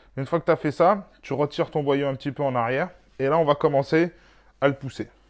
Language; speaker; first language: French; native; French